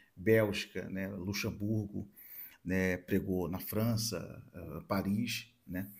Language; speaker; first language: Portuguese; native; Portuguese